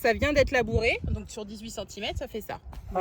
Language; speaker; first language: French; native; French